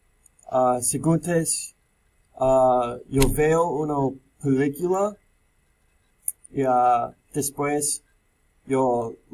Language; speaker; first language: Spanish; non-native, learner; English